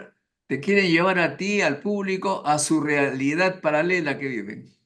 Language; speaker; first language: Spanish; native; Spanish